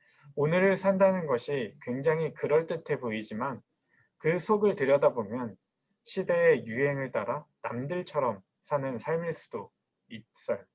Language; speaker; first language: Korean; native; Korean